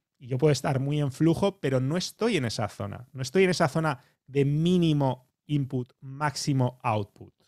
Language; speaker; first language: Spanish; native; Spanish